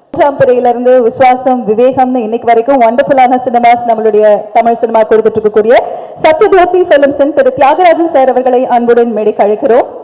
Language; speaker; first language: Tamil; native; Tamil